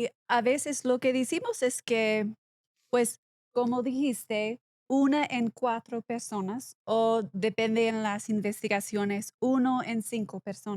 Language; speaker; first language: Spanish; non-native, learner; English